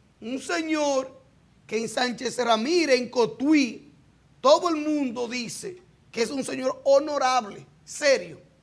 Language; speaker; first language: Spanish; native; Spanish